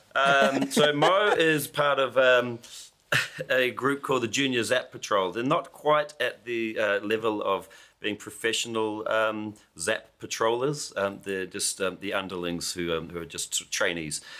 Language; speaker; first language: English; native; English